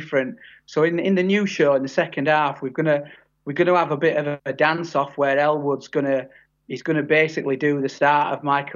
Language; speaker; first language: English; native; English